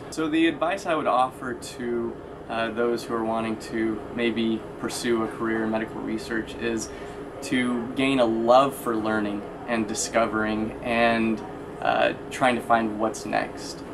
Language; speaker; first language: English; native; English